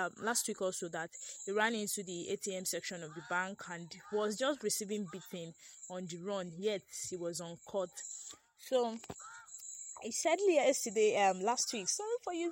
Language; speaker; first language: English; non-native, local second language; Yoruba